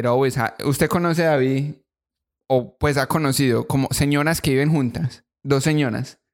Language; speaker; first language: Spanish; non-native, learner; English